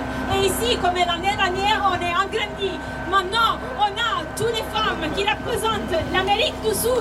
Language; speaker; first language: French; non-native, learner; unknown